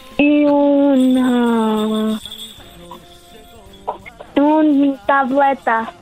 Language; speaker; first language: Spanish; early bilingual, heritage; Spanish